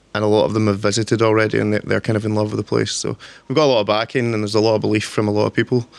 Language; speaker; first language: English; native; English